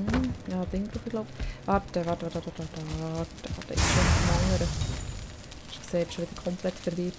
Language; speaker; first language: German; native; German